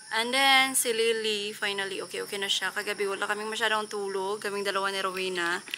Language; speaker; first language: Filipino; non-native, local second language; Cebuano